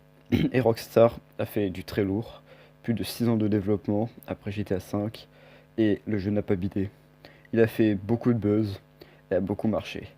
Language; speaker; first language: French; native; French